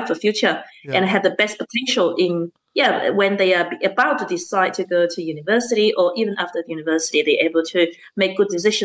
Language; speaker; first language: English; non-native, local second language; Chinese